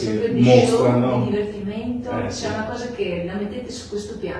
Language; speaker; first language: Italian; native; Italian